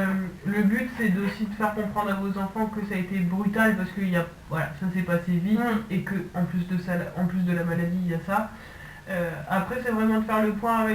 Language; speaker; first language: French; native; French